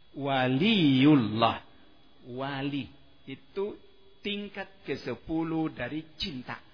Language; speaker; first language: Indonesian; native; Indonesian